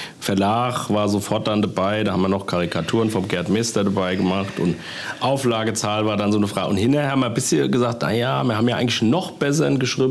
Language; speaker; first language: German; native; German